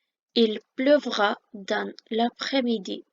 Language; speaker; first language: French; non-native, fluent; Armenian